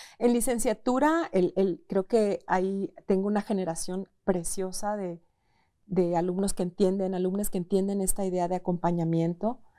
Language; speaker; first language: Spanish; native; Spanish